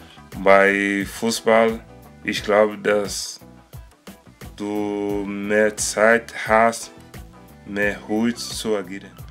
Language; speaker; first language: German; non-native, learner; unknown